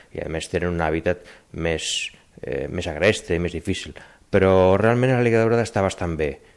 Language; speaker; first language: Catalan; native; Catalan